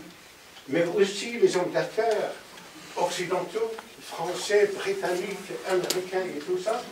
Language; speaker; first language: French; non-native, fluent; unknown